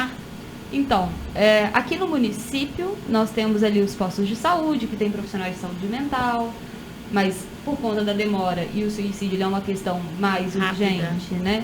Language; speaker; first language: Portuguese; native; Portuguese